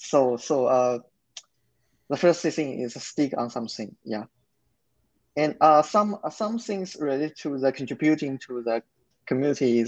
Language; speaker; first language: English; non-native, learner; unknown